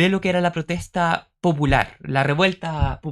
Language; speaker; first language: Spanish; native; Spanish